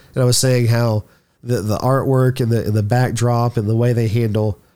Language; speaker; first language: English; native; English